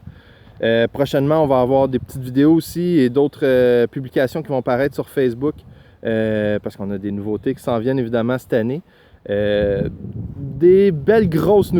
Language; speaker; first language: French; native; French